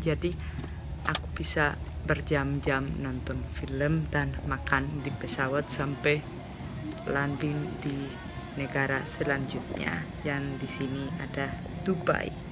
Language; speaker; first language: Indonesian; non-native, fluent; Spanish